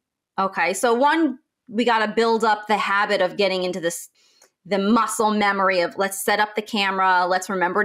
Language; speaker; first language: English; native; English